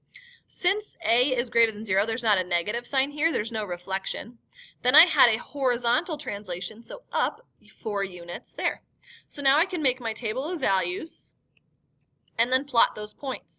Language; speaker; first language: English; native; English